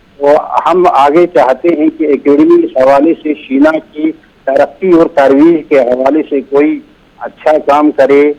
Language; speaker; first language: Urdu; non-native, local second language; Shina